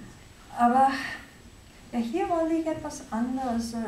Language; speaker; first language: German; non-native, fluent; Danish